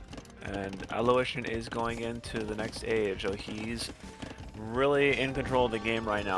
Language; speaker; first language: English; native; English